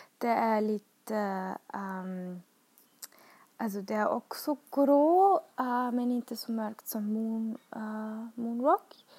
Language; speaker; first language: Swedish; non-native, fluent; German